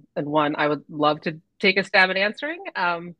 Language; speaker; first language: English; native; English